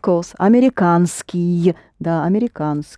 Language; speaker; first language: Russian; non-native, fluent; English